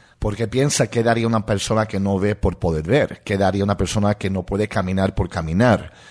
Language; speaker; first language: Spanish; non-native, local second language; English